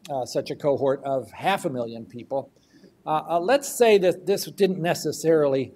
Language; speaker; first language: English; native; English